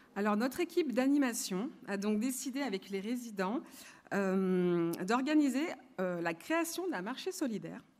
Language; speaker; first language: French; native; French